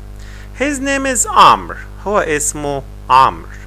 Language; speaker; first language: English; non-native, fluent; Arabic